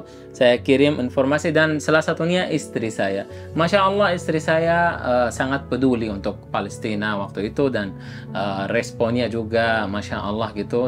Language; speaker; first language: Indonesian; non-native, fluent; Arabic